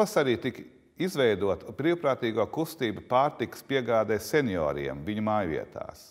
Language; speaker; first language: Latvian; native; Latvian